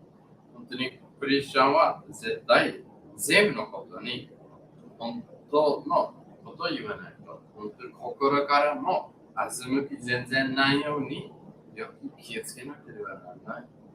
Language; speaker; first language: Japanese; non-native, learner; English